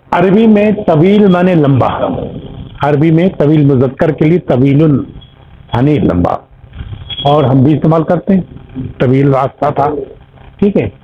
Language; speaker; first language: Urdu; native; Urdu